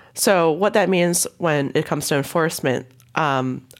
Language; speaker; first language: English; non-native, local second language; Cantonese